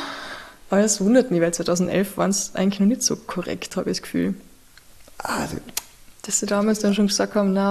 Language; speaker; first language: German; native; German